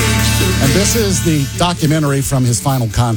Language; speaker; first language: English; native; English